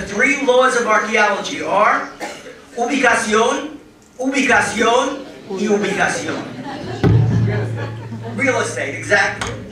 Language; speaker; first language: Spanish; non-native, fluent; English